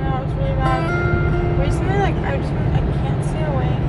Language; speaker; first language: English; native; English